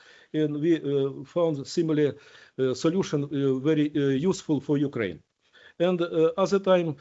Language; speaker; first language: English; non-native, learner; Ukrainian